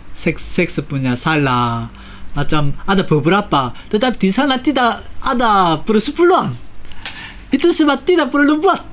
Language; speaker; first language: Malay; non-native, fluent; Korean